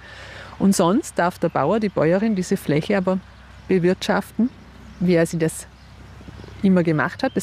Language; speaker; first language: German; native; German